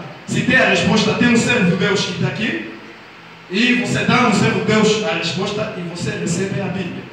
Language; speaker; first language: Portuguese; non-native, learner; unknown